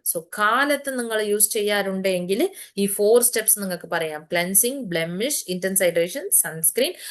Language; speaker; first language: Malayalam; early bilingual, heritage; Malayalam